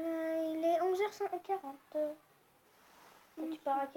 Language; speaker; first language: French; native; French